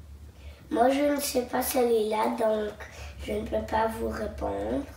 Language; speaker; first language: French; non-native, local second language; English